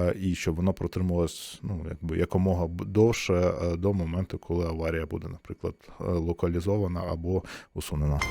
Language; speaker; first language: Ukrainian; native; Ukrainian